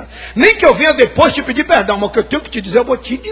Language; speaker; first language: Portuguese; native; Portuguese